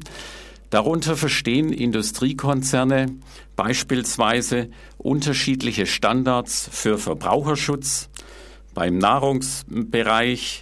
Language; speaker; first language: German; native; German